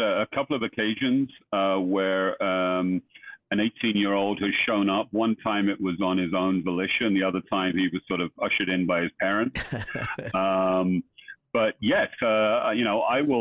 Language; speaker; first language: English; native; English